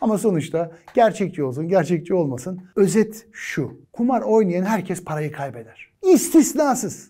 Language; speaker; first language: Turkish; native; Turkish